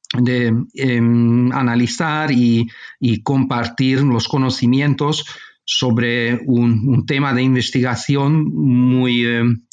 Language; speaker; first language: Spanish; non-native, fluent; Hungarian